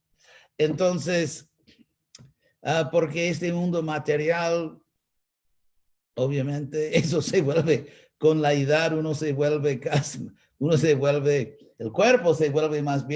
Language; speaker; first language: Spanish; non-native, fluent; English